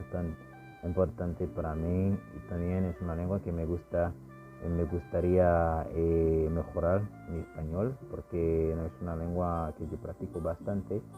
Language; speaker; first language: Spanish; non-native, fluent; Haitian Creole